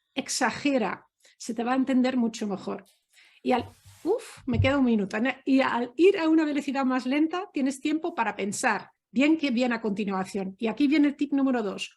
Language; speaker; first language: Spanish; non-native, fluent; Dutch